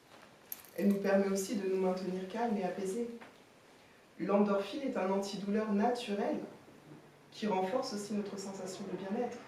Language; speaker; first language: French; native; French